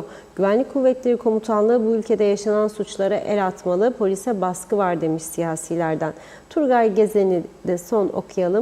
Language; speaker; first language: Turkish; native; Turkish